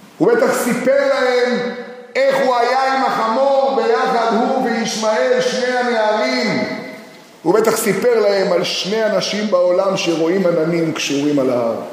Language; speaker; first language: Hebrew; native; Hebrew